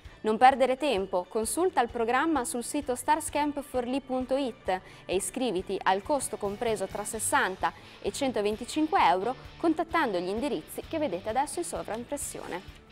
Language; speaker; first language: Italian; native; Italian